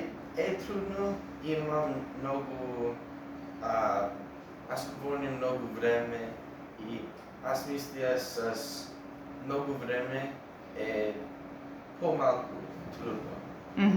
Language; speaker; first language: Bulgarian; non-native, learner; English